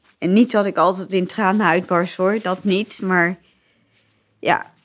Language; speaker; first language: Dutch; native; Dutch